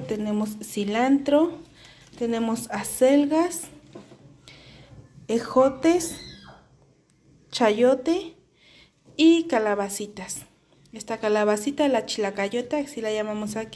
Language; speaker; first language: Spanish; native; Spanish